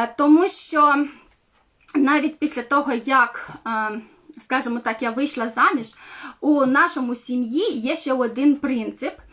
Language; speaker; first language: Ukrainian; non-native, local second language; Romanian